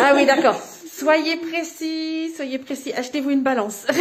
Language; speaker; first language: French; native; French